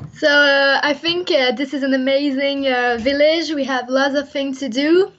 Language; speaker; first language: English; non-native, fluent; French